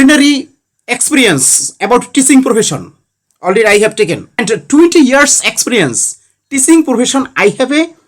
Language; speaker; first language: English; non-native, learner; Bangla